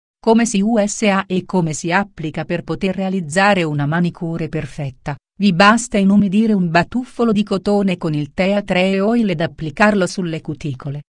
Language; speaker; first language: Italian; native; Italian